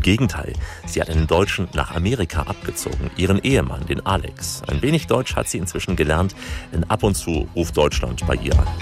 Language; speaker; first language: German; native; German